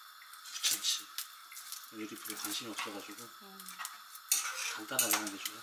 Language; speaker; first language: Korean; native; Korean